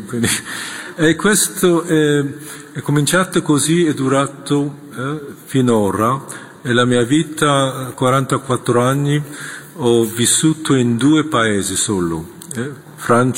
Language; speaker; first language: Italian; non-native, fluent; Korean